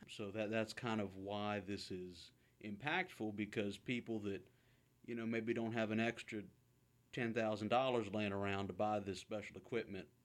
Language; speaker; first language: English; native; English